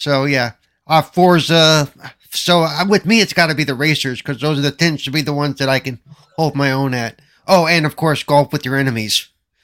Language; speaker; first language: English; native; English